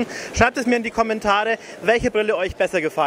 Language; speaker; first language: German; native; German